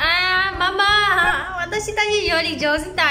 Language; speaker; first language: Japanese; non-native, learner; Burmese